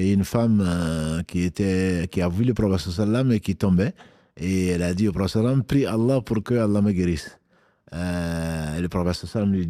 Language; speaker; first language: French; native; French